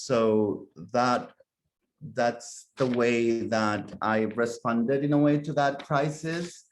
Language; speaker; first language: English; non-native, fluent; Spanish